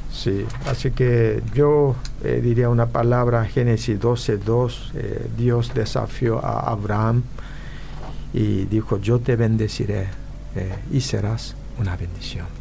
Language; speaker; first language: Spanish; non-native, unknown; Korean